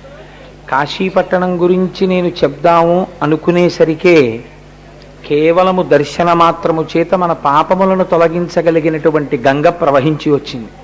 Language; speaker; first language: Telugu; native; Telugu